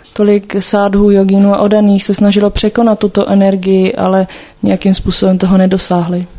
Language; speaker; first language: Czech; native; Czech